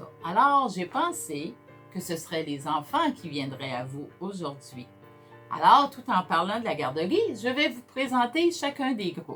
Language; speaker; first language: French; native; French